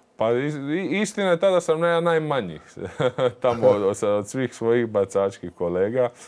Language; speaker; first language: Croatian; native; Croatian